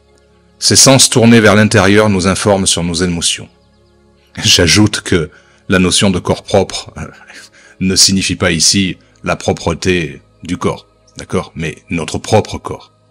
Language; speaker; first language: French; native; French